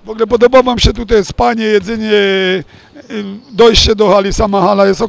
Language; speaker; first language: Polish; native; Polish